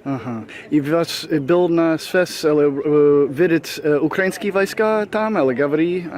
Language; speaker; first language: Russian; non-native, learner; English